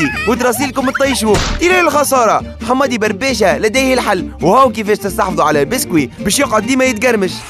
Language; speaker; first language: Arabic; native; Arabic